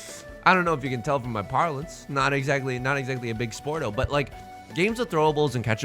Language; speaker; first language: English; native; English